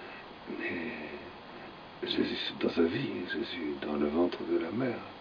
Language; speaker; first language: French; native; French